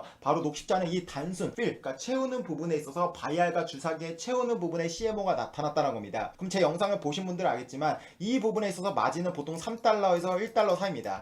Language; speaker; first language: Korean; native; Korean